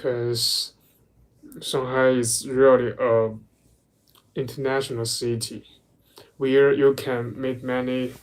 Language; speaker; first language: English; non-native, learner; Chinese